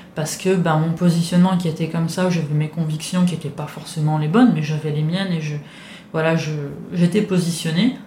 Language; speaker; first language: French; non-native, fluent; Italian